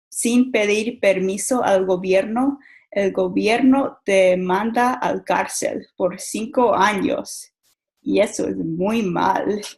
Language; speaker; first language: Spanish; non-native, learner; English